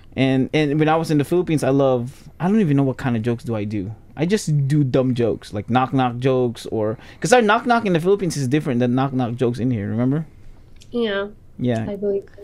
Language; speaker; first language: English; non-native, local second language; Pampanga